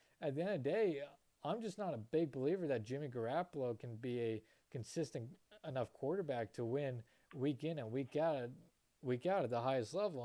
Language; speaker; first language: English; native; English